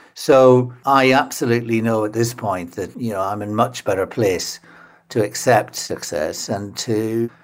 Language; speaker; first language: English; native; English